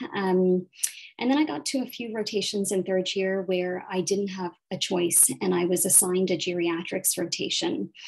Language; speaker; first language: English; native; English